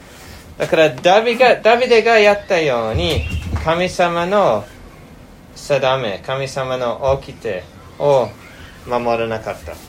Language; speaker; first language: Japanese; non-native, fluent; English